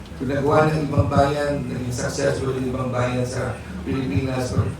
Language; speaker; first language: English; non-native, local second language; Filipino